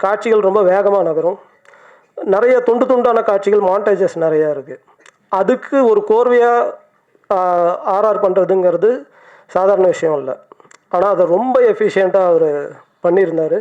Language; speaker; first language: Tamil; native; Tamil